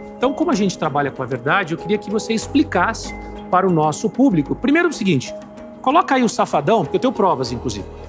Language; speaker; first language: Portuguese; native; Portuguese